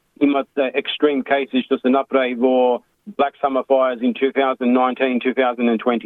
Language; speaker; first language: Macedonian; early bilingual, heritage; Macedonian